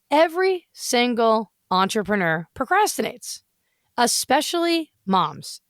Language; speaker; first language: English; native; English